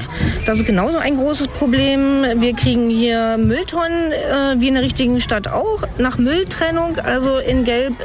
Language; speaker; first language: German; native; German